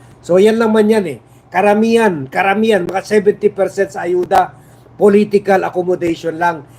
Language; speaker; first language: Filipino; non-native, local second language; Chavacano